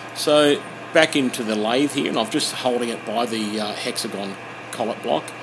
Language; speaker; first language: English; native; English